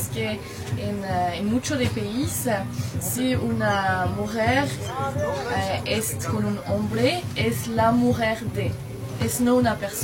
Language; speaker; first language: Spanish; non-native, learner; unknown